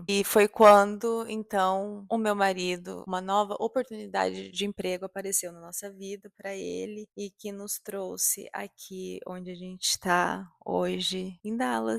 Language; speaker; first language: Portuguese; native; Portuguese